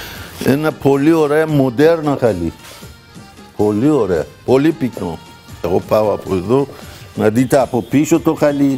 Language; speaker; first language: Greek; non-native, fluent; Persian